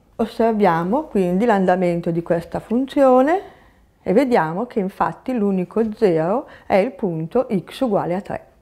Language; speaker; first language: Italian; native; Italian